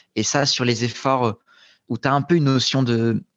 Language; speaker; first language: French; native; French